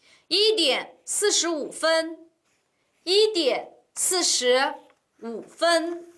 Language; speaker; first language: Chinese; non-native, local second language; Uyghur